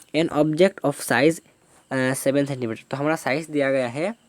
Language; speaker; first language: Hindi; non-native, local second language; Bangla